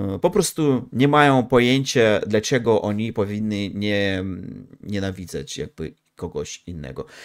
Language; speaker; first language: Polish; non-native, fluent; Russian